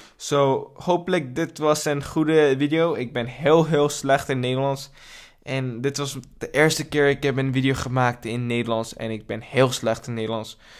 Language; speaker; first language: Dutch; non-native, learner; English